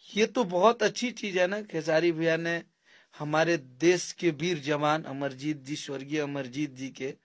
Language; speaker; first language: Hindi; native; Hindi